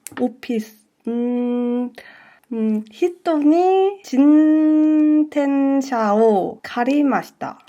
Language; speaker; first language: Japanese; non-native, learner; Korean